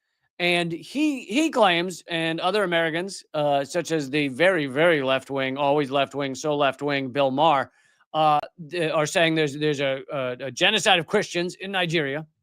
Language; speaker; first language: English; native; English